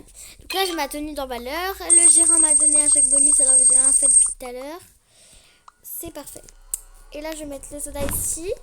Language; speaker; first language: French; native; French